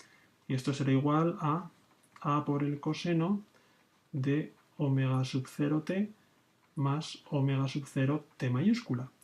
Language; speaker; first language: Spanish; native; Spanish